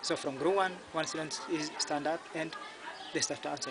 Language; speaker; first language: English; non-native, local second language; Tigrinya